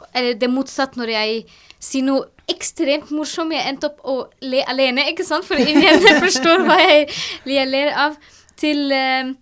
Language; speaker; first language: Norwegian; non-native, fluent; Arabic